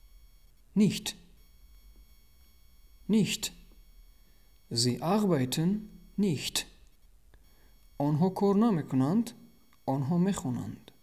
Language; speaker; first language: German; non-native, learner; Tajik